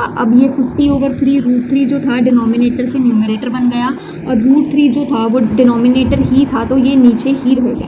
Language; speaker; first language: Hindi; native; Hindi